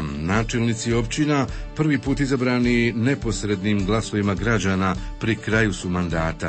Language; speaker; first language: Croatian; native; Croatian